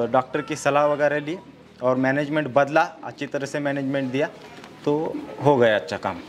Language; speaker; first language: Hindi; non-native, local second language; Marathi